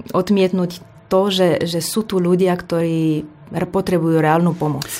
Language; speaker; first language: Slovak; non-native, fluent; Romanian